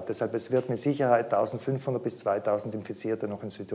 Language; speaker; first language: German; native; German